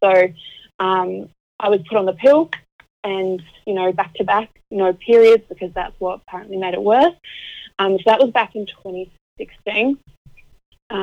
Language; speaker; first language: English; native; English